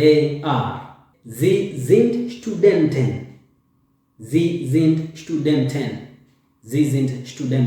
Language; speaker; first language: German; non-native, fluent; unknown